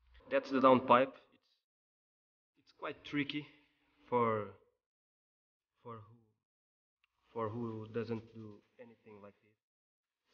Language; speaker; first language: English; non-native, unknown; Portuguese